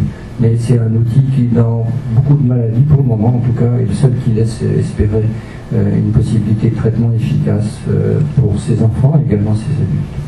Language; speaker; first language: French; native; French